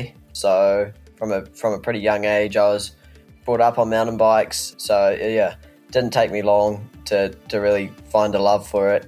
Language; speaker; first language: English; native; English